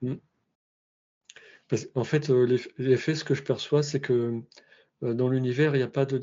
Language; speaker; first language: French; native; French